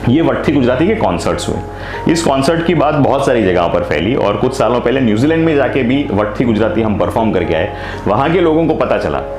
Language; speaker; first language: Hindi; non-native, local second language; Gujarati